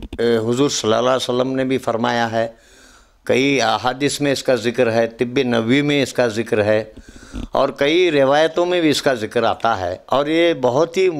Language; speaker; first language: Urdu; native; Urdu